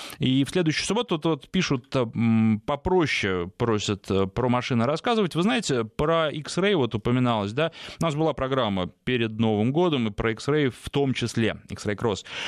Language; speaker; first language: Russian; native; Russian